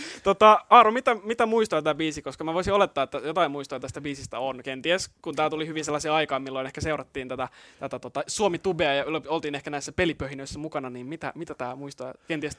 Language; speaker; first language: Finnish; native; Finnish